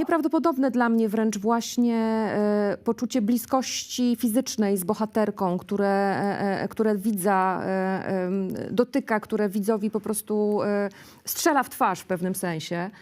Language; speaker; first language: Polish; native; Polish